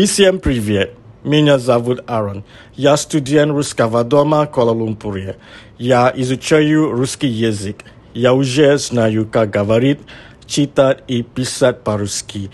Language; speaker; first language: Russian; non-native, learner; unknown